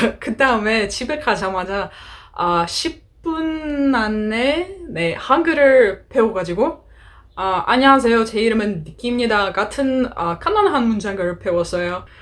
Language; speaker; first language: Korean; non-native, learner; Greek